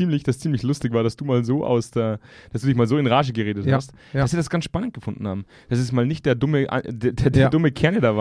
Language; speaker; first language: German; native; German